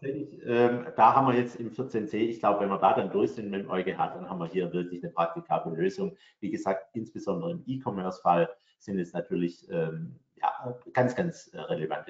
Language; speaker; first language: German; native; German